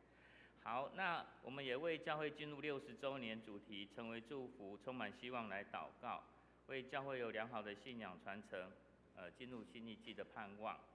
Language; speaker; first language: Chinese; native; Chinese